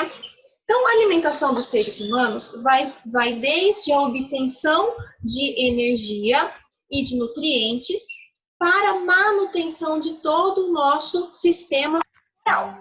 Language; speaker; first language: Portuguese; native; Portuguese